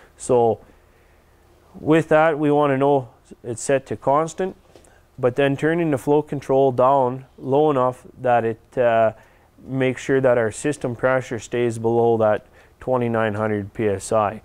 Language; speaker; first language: English; native; English